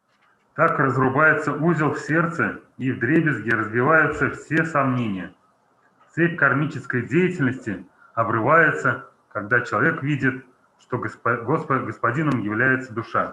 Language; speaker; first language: Russian; native; Russian